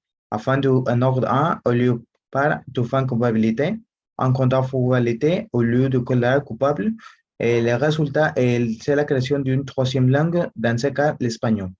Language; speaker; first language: French; non-native, learner; Spanish